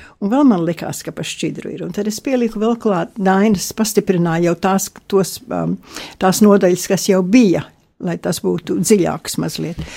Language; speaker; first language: Latvian; early bilingual, heritage; Latvian